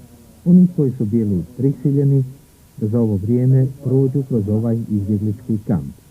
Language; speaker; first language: Bosnian; native; Bosnian